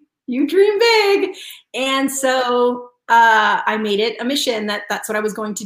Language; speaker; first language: English; native; English